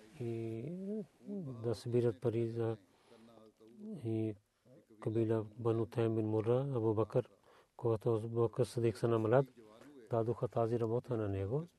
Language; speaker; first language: Bulgarian; non-native, learner; Urdu